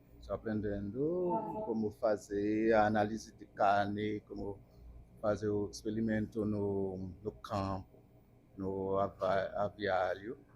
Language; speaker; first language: Portuguese; non-native, fluent; Haitian Creole